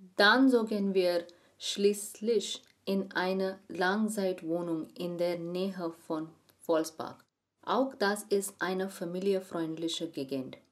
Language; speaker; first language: German; non-native, learner; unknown